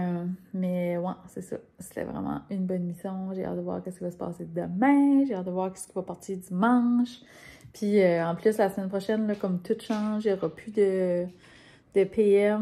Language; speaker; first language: French; native; French